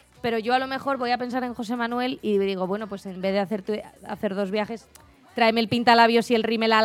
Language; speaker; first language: Spanish; native; Spanish